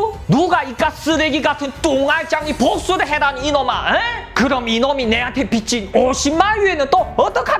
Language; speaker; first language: Korean; native; Korean